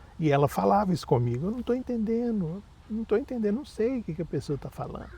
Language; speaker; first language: Portuguese; native; Portuguese